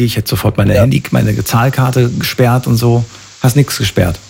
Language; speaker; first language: German; native; German